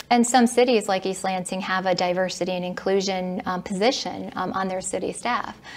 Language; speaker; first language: English; native; English